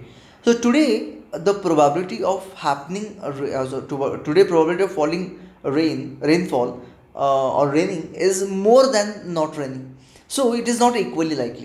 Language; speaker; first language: English; non-native, local second language; Hindi